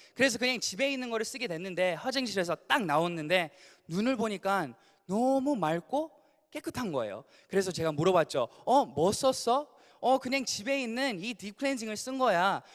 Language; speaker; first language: Korean; early bilingual, heritage; Korean